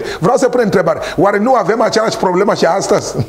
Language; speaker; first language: Romanian; non-native, learner; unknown